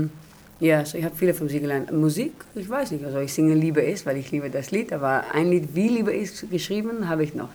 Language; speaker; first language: German; non-native, learner; Hebrew